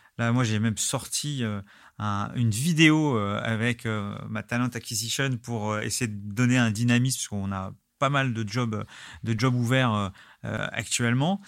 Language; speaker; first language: French; native; French